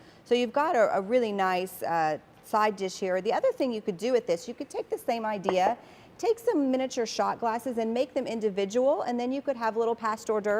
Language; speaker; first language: English; native; English